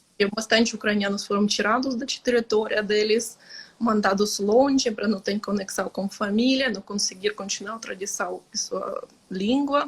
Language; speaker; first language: Portuguese; non-native, fluent; Ukrainian